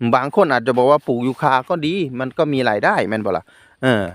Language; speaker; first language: Thai; non-native, local second language; Northeastern Thai